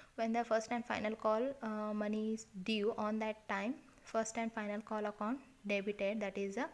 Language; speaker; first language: English; non-native, local second language; Kannada